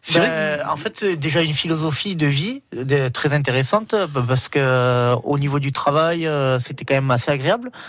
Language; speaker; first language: French; native; French